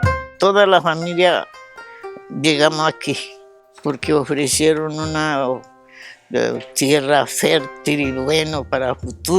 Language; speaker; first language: Spanish; non-native, fluent; Japanese